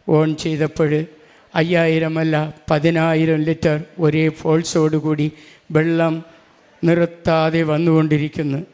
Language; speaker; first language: Malayalam; non-native, local second language; Tamil